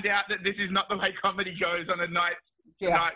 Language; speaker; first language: English; native; English